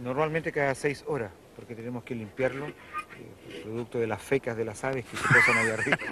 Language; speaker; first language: Spanish; native; Spanish